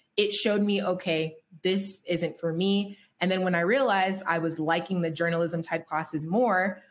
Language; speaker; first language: English; native; English